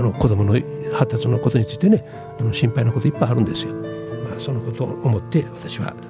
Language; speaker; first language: Japanese; native; Japanese